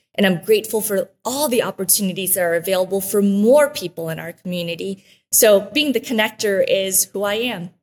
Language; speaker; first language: English; early bilingual, other home language; Spanish